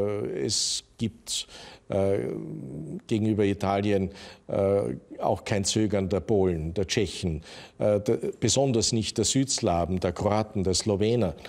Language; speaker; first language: German; native; German